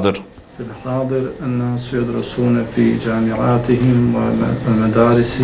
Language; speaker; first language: Arabic; non-native, learner; Bosnian